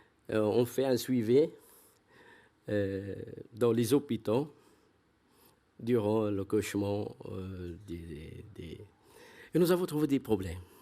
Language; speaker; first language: French; non-native, fluent; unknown